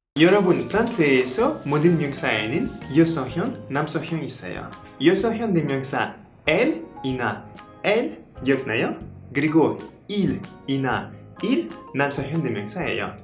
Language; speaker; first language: Korean; non-native, learner; French